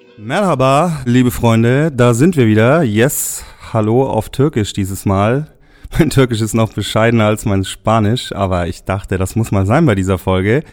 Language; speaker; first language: German; native; German